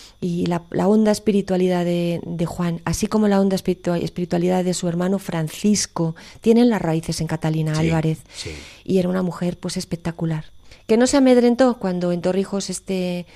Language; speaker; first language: Spanish; native; Spanish